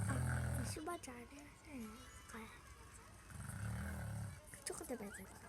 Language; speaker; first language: Japanese; non-native, learner; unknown